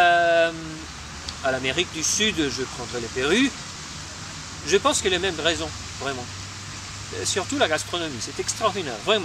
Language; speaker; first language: French; non-native, fluent; Spanish